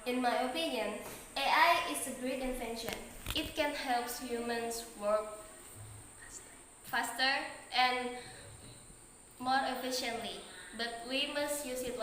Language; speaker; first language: English; non-native, learner; Indonesian